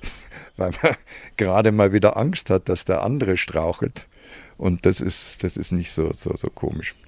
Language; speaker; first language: German; native; German